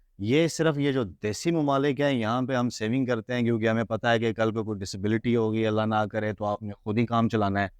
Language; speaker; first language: Urdu; native; Urdu